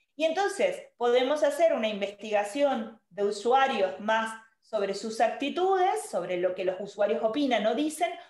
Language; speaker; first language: Spanish; native; Spanish